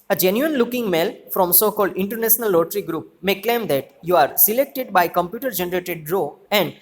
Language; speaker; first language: English; non-native, local second language; Gujarati